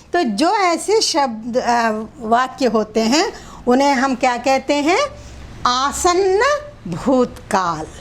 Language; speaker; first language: Hindi; non-native, local second language; Telugu